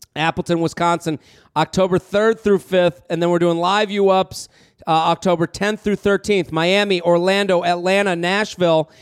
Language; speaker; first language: English; native; English